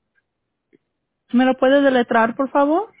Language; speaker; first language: Spanish; early bilingual, heritage; Spanish